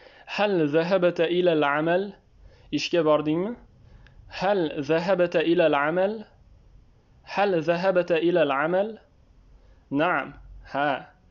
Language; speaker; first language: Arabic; non-native, fluent; Uzbek